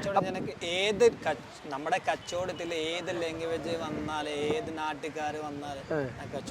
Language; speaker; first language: Malayalam; non-native, local second language; Hindi